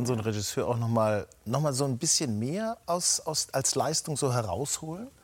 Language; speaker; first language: German; native; German